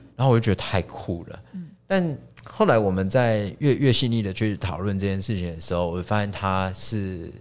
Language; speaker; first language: Chinese; native; Chinese